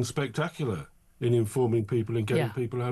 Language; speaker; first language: English; native; English